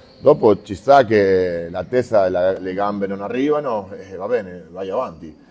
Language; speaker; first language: Italian; non-native, fluent; Spanish